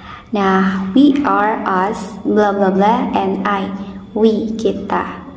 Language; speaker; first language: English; non-native, fluent; Indonesian